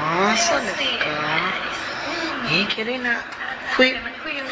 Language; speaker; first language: Japanese; non-native, learner; Cebuano